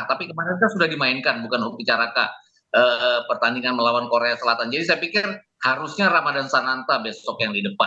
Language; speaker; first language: Indonesian; native; Indonesian